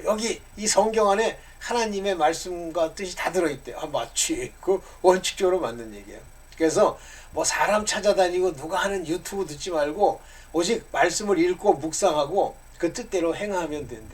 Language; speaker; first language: Korean; native; Korean